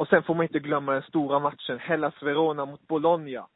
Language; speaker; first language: Swedish; native; Swedish